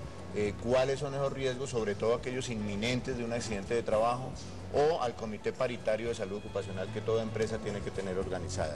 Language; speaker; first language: Spanish; native; Spanish